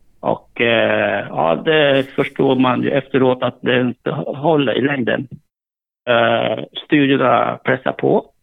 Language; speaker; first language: Swedish; early bilingual, other home language; Vietnamese